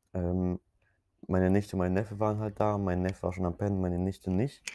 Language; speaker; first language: German; early bilingual, other home language; Polish